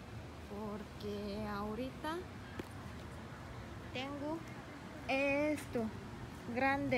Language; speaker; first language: Spanish; non-native, fluent; Korean